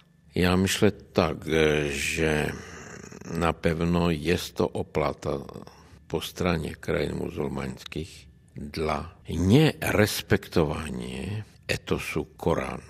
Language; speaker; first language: Polish; non-native, learner; Czech